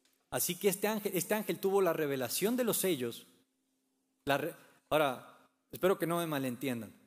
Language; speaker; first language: Spanish; native; Spanish